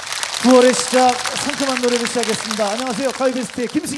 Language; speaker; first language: Korean; native; Korean